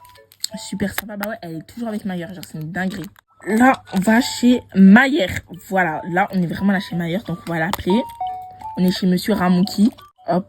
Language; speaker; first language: French; native; French